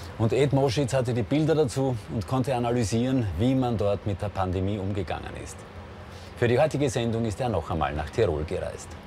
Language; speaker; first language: German; native; German